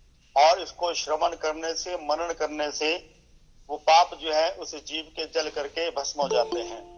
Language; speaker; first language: Hindi; native; Hindi